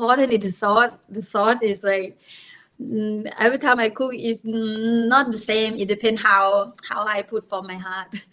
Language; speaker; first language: English; non-native, learner; Thai